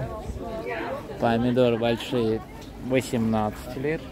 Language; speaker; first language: Russian; non-native, fluent; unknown